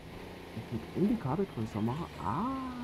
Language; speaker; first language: German; native; German